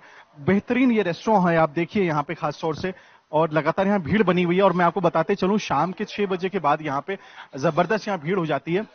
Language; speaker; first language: Hindi; native; Hindi